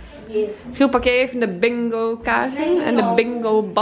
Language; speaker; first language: Dutch; native; Dutch